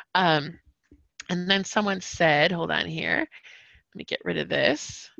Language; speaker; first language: English; native; English